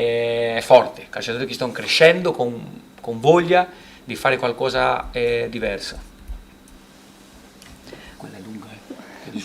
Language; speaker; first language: Italian; non-native, fluent; Portuguese